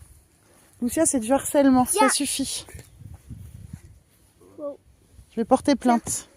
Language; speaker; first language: French; native; French